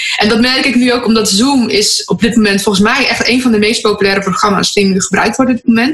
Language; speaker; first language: Dutch; native; Dutch